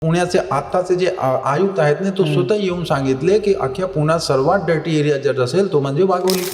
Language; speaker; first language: Marathi; non-native, fluent; Hindi